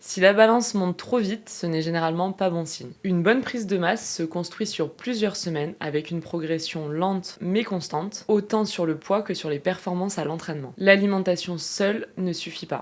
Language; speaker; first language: French; native; French